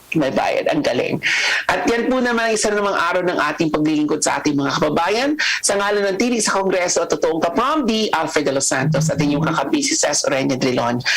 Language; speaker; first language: Filipino; native; Filipino